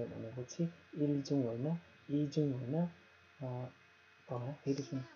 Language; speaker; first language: Korean; non-native, learner; Nepali